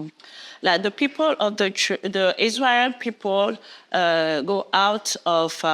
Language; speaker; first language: English; non-native, learner; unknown